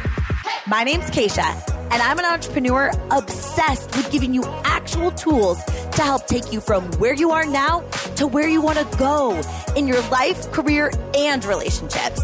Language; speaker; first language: English; native; English